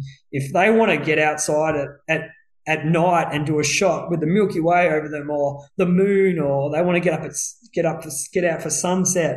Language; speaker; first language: English; native; English